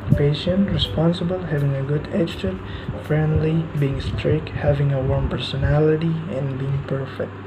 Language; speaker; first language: English; non-native, learner; Indonesian